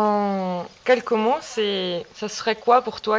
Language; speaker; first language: French; native; French